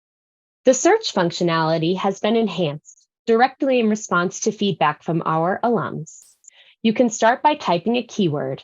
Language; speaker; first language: English; native; English